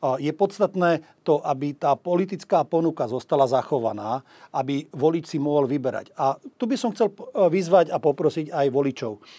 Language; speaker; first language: Slovak; non-native, local second language; Hungarian